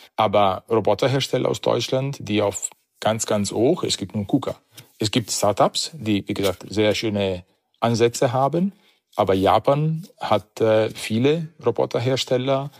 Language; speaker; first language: German; non-native, fluent; Italian